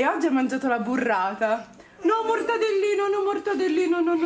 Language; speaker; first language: Italian; native; Italian